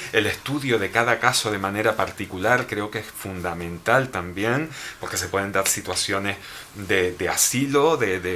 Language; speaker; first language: Spanish; native; Spanish